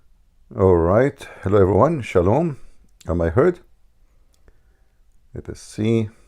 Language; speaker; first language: English; non-native, fluent; Arabic